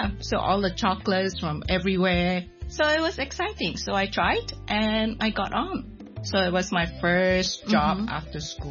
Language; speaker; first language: English; non-native, local second language; Min Nan Chinese